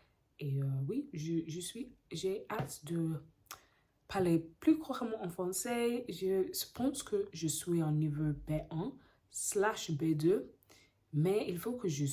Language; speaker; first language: French; non-native, learner; English